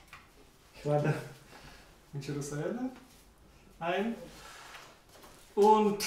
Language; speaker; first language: German; non-native, fluent; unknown